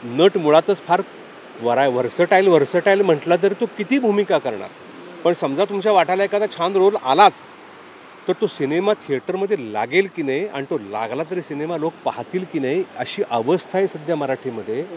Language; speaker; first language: Marathi; native; Marathi